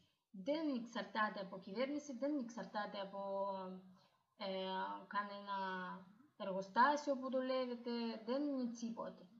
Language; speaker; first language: Greek; non-native, learner; Russian